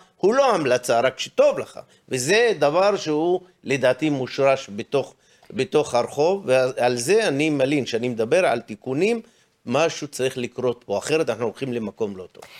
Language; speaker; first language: Hebrew; non-native, local second language; Arabic